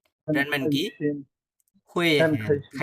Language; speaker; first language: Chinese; non-native, fluent; Bangla